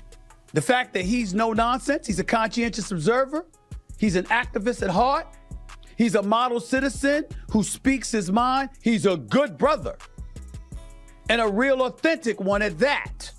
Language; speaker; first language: English; native; English